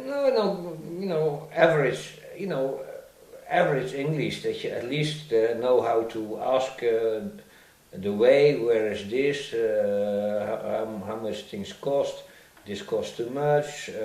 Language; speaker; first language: English; non-native, fluent; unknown